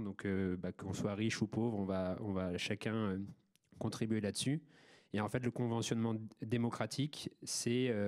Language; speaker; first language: French; native; French